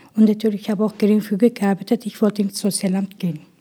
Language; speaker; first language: German; non-native, learner; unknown